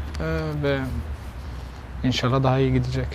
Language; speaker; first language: Turkish; non-native, learner; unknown